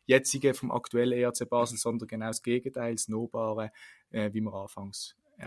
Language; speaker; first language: German; native; German